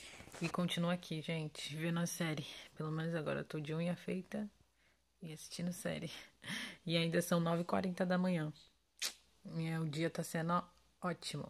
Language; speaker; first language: Portuguese; native; Portuguese